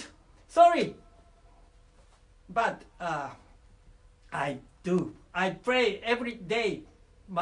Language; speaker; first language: English; non-native, learner; Japanese